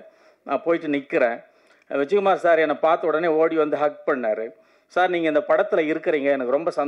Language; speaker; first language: Tamil; native; Tamil